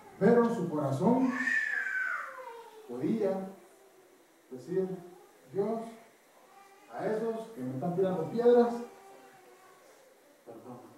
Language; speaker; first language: Spanish; non-native, fluent; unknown